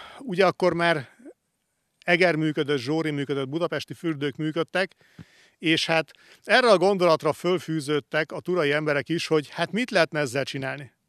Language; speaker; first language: Hungarian; native; Hungarian